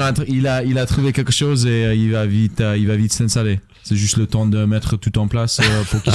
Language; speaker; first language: French; non-native, fluent; English